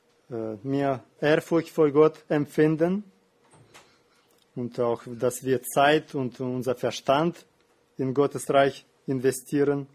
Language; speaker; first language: German; non-native, fluent; Russian